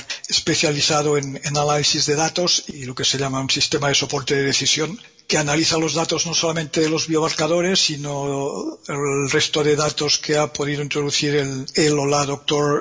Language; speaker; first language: Spanish; native; Spanish